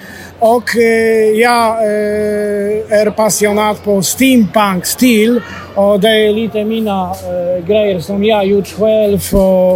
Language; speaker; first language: Swedish; non-native, learner; Polish